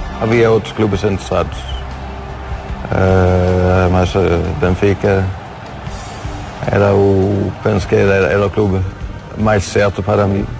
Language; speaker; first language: Portuguese; non-native, fluent; Swedish